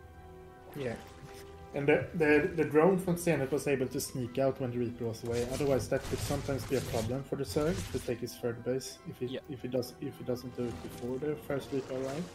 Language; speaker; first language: English; non-native, fluent; Swedish